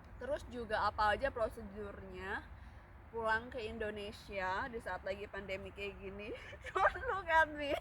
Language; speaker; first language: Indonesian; native; Indonesian